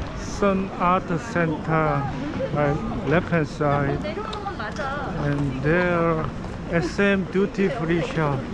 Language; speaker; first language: English; non-native, learner; Korean